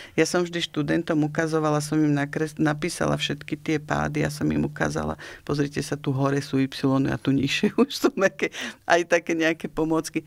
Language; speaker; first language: Slovak; native; Slovak